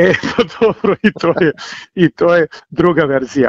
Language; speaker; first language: Serbian; native; Serbian